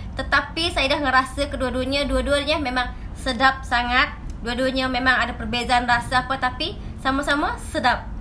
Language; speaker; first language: Malay; native; Malay